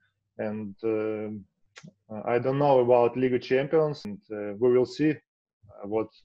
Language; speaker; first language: English; non-native, learner; Russian